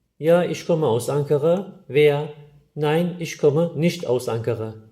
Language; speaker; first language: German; non-native, fluent; Turkish